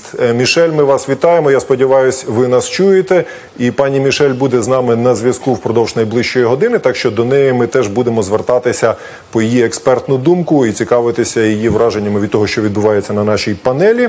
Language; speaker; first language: Ukrainian; native; Ukrainian